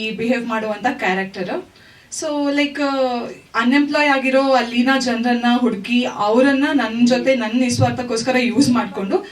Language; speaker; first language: Kannada; native; Kannada